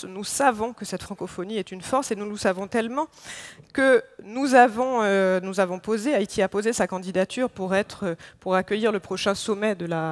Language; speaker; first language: French; non-native, local second language; Haitian Creole